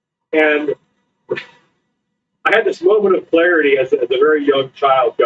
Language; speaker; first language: English; native; English